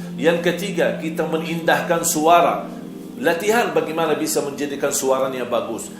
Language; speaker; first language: Malay; non-native, fluent; Arabic